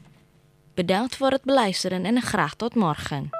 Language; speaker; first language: Dutch; non-native, fluent; Indonesian